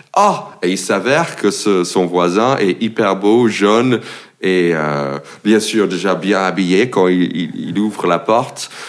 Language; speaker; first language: French; non-native, fluent; English